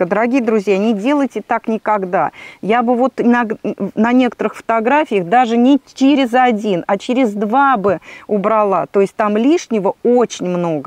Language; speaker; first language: Russian; native; Russian